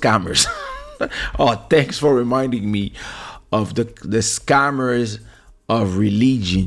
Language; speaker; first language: English; non-native, fluent; French